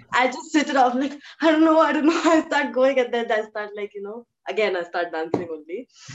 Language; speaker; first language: English; early bilingual, other home language; Hindi